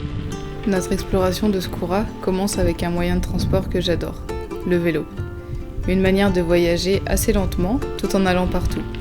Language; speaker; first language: French; native; French